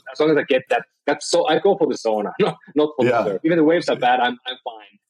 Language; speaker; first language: English; non-native, fluent; Finnish